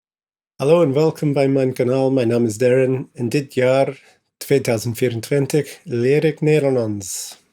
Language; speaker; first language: Dutch; non-native, learner; English